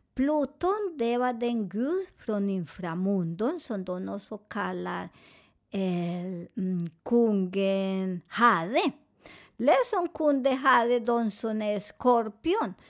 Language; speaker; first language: Swedish; non-native, fluent; Spanish